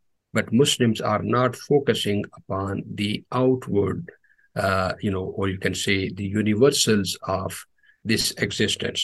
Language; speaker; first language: English; non-native, local second language; Urdu